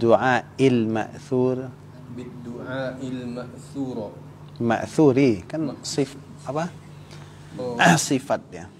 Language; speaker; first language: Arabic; non-native, fluent; Indonesian